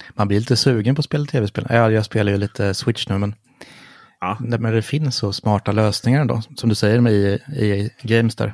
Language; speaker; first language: Swedish; native; Swedish